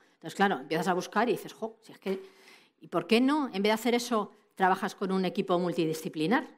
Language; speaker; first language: Spanish; native; Spanish